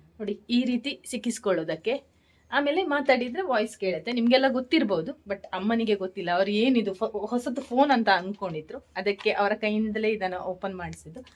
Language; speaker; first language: Kannada; native; Kannada